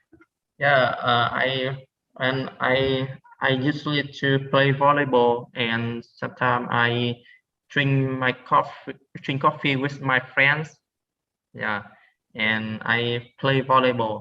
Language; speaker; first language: English; non-native, learner; Vietnamese